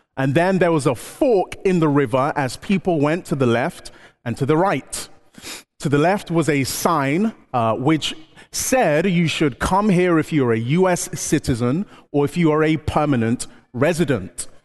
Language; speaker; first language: English; early bilingual, other home language; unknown